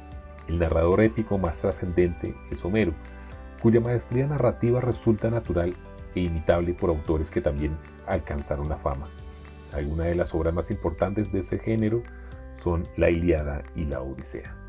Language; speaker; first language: Spanish; native; Spanish